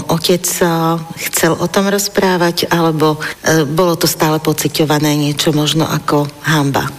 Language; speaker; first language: Slovak; native; Slovak